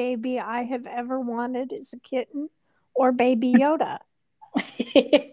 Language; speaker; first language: English; native; English